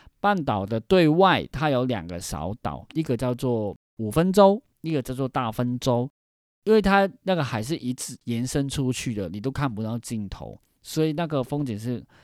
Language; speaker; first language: Chinese; non-native, fluent; Cantonese